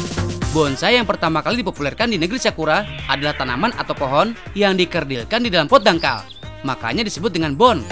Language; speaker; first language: Indonesian; native; Indonesian